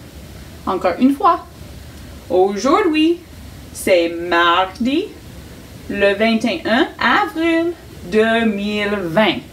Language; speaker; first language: French; non-native, fluent; English